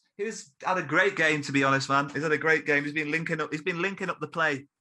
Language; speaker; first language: English; native; English